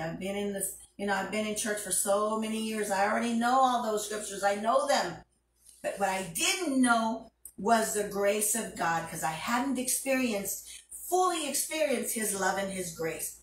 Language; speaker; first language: English; early bilingual, other home language; Spanish